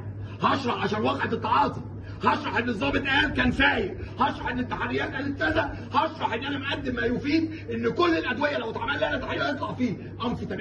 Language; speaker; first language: Arabic; native; Arabic